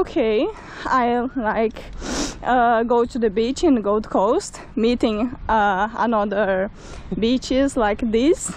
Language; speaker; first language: English; non-native, learner; Portuguese